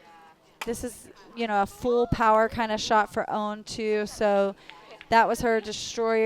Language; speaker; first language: English; native; English